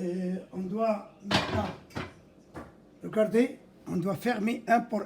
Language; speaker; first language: French; non-native, fluent; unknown